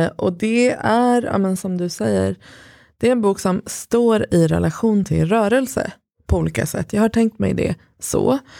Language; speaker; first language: Swedish; early bilingual, other home language; Persian